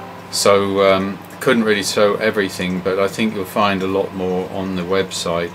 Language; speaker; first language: English; native; English